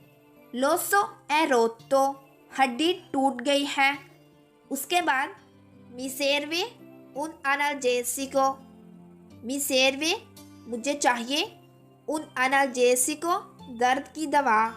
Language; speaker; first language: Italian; non-native, fluent; Urdu